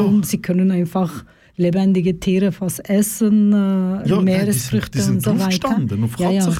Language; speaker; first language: German; non-native, learner; Turkish